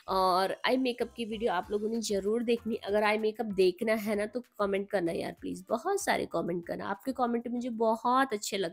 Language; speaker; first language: Hindi; native; Hindi